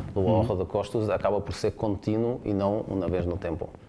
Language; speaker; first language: Spanish; non-native, learner; Portuguese